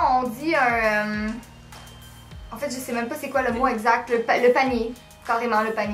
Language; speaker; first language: French; native; French